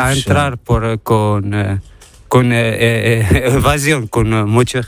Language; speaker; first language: Spanish; non-native, learner; Arabic